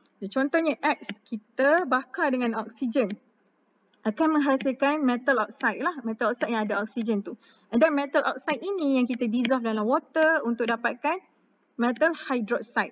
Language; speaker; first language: Malay; native; Malay